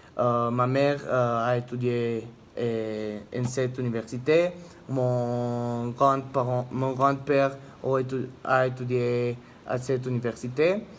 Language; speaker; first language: French; non-native, learner; Spanish